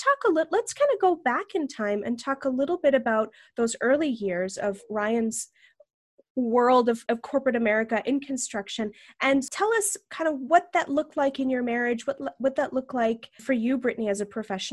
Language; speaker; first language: English; native; English